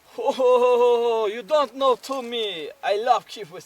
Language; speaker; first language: English; non-native, learner; Turkish